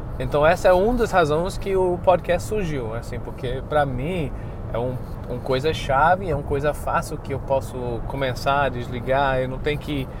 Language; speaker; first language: Portuguese; non-native, fluent; English